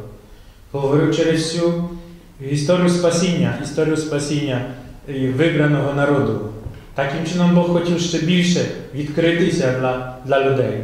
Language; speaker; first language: Ukrainian; non-native, fluent; Polish